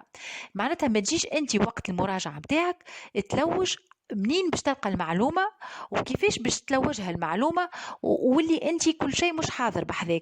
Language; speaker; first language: Arabic; native; Arabic